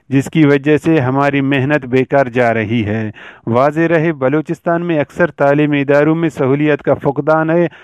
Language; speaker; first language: Urdu; non-native, local second language; Baluchi